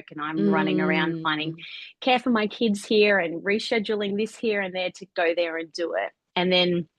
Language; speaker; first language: English; native; English